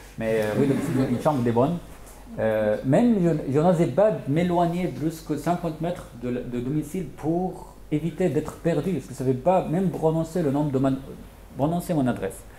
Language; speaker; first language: French; non-native, fluent; Arabic